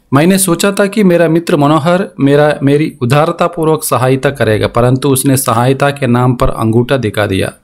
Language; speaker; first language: Hindi; non-native, local second language; Telugu